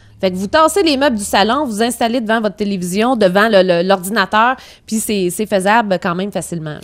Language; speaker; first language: French; native; French